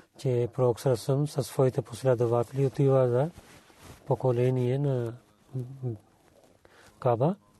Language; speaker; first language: Bulgarian; non-native, learner; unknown